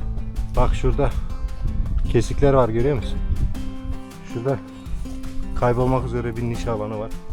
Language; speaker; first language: Turkish; native; Turkish